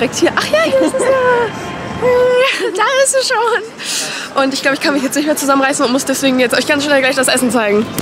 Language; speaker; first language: German; native; German